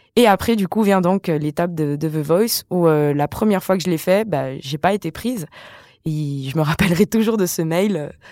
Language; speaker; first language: French; non-native, local second language; Malagasy